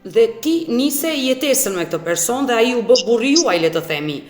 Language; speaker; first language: Albanian; native; Albanian